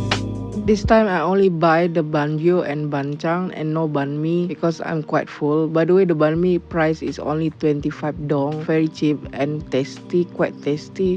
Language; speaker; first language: English; non-native, learner; Indonesian